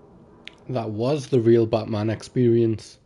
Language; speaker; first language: English; native; English